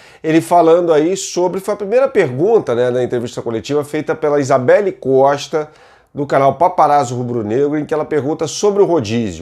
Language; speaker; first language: Portuguese; native; Portuguese